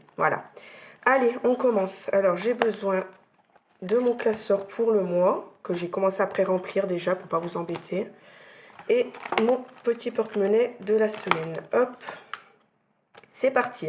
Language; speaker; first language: French; native; French